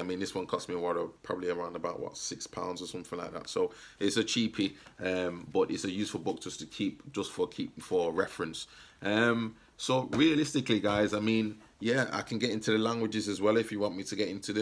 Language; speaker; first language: English; native; English